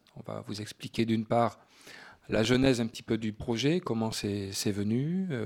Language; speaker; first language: French; native; French